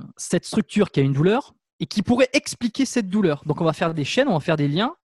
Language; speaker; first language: French; native; French